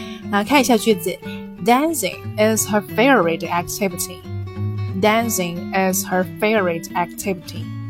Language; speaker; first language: English; non-native, fluent; Chinese